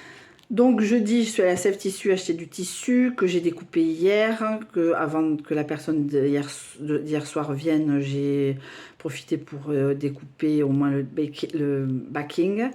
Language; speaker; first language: French; native; French